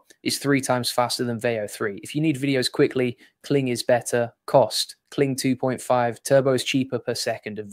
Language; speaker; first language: English; native; English